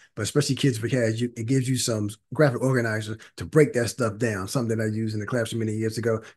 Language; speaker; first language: English; native; English